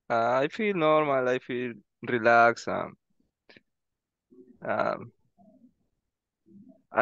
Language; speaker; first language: English; non-native, learner; Spanish